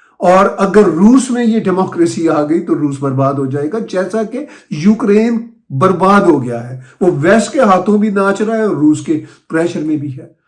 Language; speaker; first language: Urdu; non-native, local second language; Punjabi